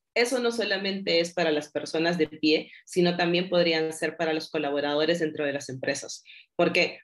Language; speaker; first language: Spanish; native; Spanish